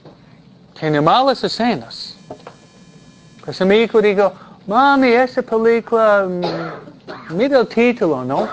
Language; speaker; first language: Spanish; non-native, fluent; English